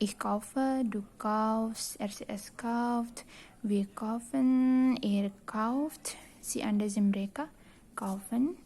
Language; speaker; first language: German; non-native, fluent; Indonesian